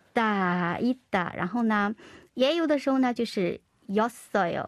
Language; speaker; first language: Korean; non-native, fluent; Chinese